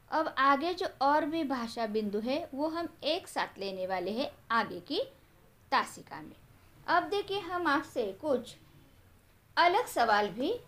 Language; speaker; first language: Hindi; non-native, local second language; Marathi